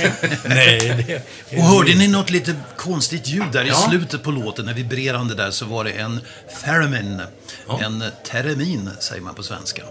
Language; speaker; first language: Swedish; native; Swedish